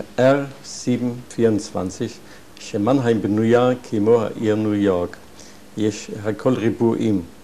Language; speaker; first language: Hebrew; non-native, fluent; German